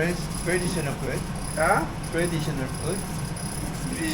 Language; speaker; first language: English; non-native, learner; Korean